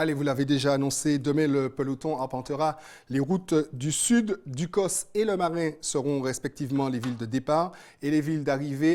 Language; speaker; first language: French; native; French